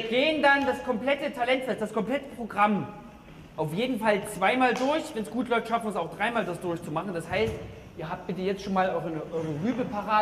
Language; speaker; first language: German; native; German